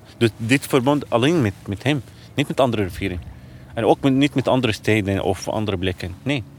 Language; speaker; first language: Dutch; non-native, learner; Arabic